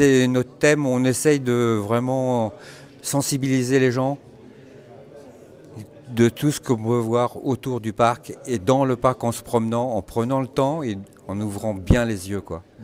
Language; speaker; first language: French; native; French